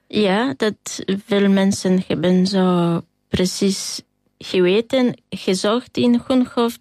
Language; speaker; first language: Dutch; non-native, learner; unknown